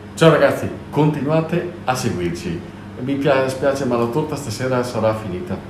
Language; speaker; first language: Italian; native; Italian